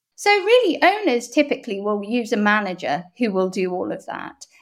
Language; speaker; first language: English; native; English